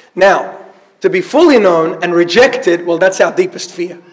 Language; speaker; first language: English; early bilingual, other home language; Arabic